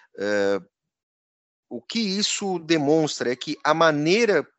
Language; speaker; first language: Portuguese; native; Portuguese